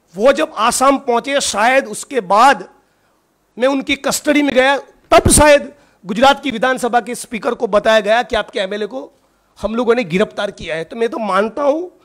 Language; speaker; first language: Hindi; non-native, local second language; Gujarati